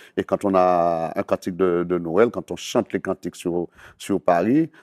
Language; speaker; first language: French; native; French